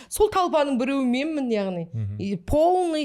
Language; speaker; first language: Russian; non-native, local second language; Kazakh